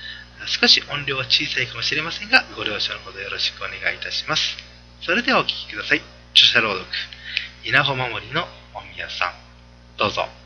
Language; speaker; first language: Japanese; native; Japanese